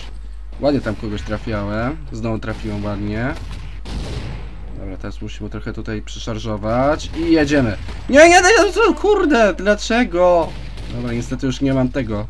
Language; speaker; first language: Polish; native; Polish